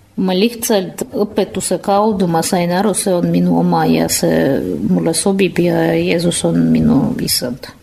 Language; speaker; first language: Estonian; non-native, fluent; Russian